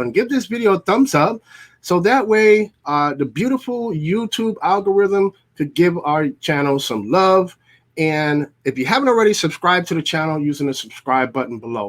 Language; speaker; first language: English; native; English